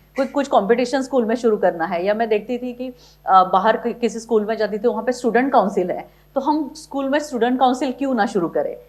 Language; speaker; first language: Hindi; non-native, local second language; Marathi